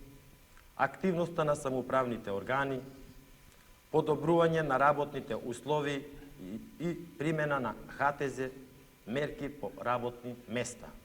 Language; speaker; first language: Macedonian; native; Macedonian